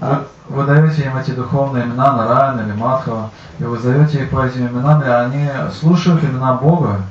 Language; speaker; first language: Russian; native; Russian